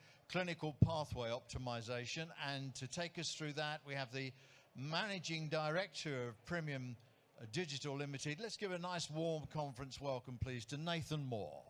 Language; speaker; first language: English; native; English